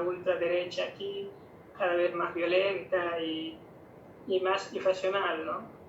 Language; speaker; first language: Spanish; native; Spanish